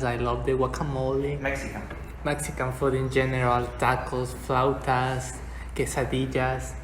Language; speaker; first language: English; non-native, learner; Spanish